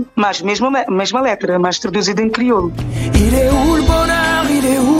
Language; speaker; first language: Portuguese; non-native, local second language; Kabuverdianu